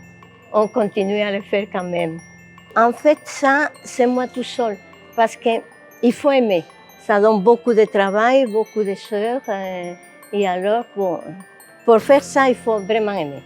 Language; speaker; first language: French; non-native, fluent; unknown